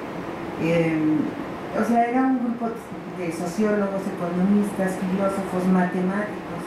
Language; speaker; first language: Spanish; native; Spanish